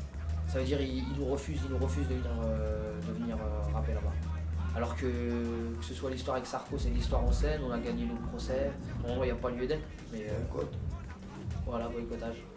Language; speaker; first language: French; native; French